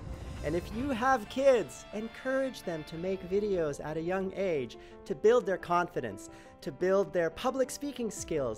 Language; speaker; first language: English; native; English